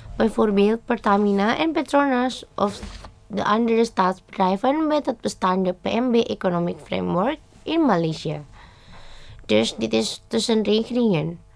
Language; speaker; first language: Dutch; non-native, fluent; Indonesian